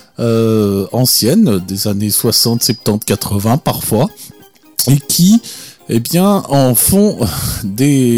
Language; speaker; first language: French; native; French